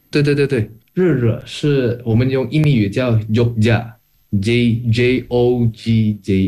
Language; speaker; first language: Chinese; non-native, fluent; Indonesian